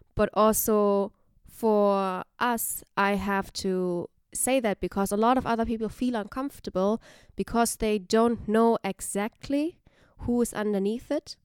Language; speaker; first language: English; non-native, fluent; German